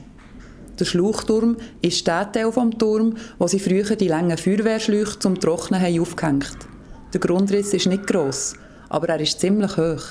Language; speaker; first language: German; native; German